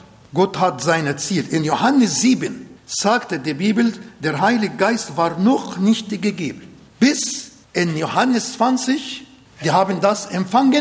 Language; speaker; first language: German; non-native, fluent; Arabic